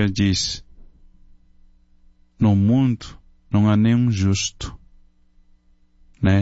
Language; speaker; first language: Portuguese; non-native, fluent; Chinese